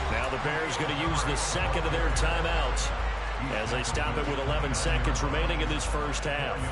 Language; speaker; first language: English; native; English